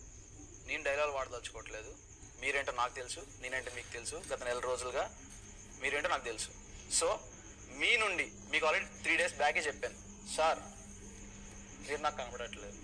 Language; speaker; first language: Telugu; native; Telugu